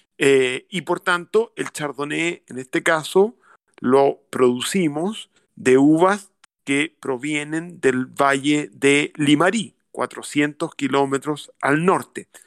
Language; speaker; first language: Spanish; native; Spanish